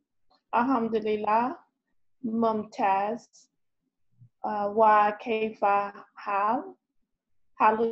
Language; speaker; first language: Arabic; non-native, learner; English